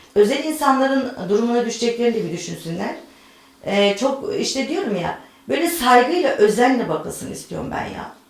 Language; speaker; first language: Turkish; native; Turkish